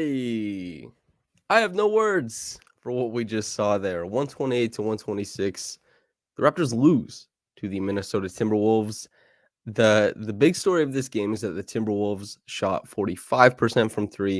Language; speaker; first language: English; native; English